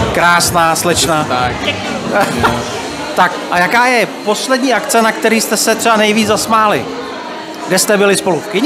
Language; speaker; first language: Czech; native; Czech